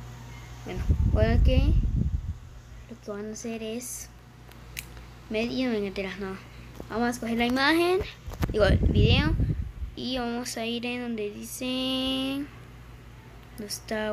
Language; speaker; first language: Spanish; native; Spanish